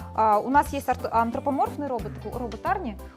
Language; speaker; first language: Russian; native; Russian